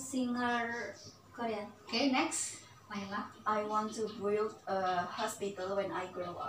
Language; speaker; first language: English; non-native, learner; Indonesian